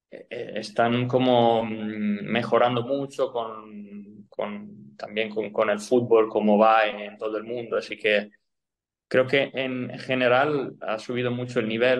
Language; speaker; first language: Spanish; non-native, fluent; Italian